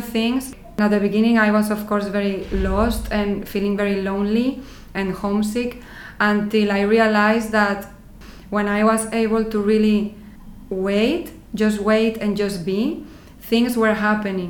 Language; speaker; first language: English; non-native, fluent; Spanish